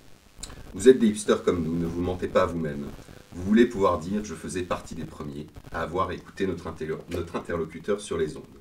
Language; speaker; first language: French; native; French